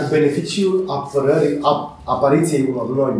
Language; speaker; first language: Romanian; native; Romanian